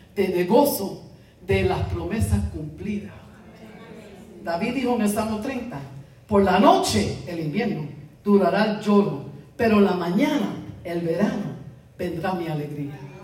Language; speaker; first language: Spanish; native; Spanish